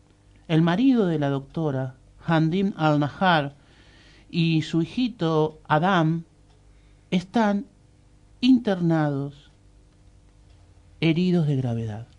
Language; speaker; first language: Spanish; native; Spanish